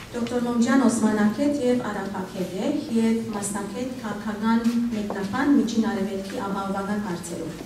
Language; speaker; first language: Armenian; early bilingual, heritage; Armenian